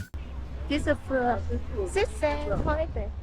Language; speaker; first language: German; non-native, learner; Thai